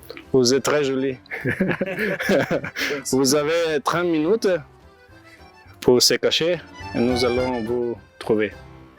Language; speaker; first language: French; non-native, learner; Slovenian